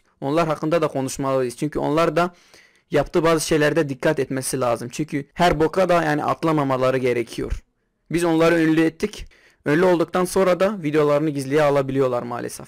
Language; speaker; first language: Turkish; non-native, local second language; Kurdish